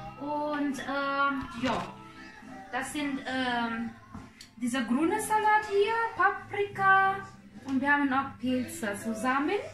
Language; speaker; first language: German; non-native, learner; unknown